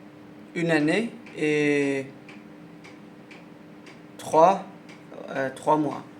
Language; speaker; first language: French; non-native, learner; Arabic